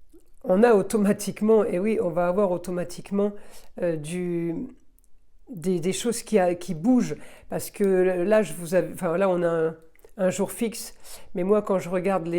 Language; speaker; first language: French; native; French